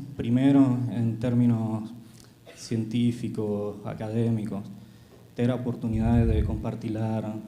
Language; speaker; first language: Portuguese; non-native, fluent; Spanish